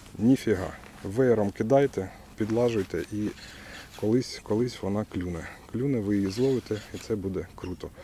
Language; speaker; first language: Ukrainian; non-native, local second language; Russian